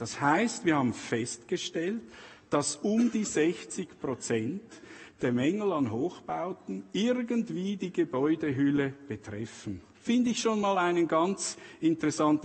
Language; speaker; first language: German; native; German